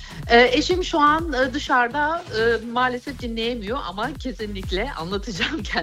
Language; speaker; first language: Turkish; early bilingual, other home language; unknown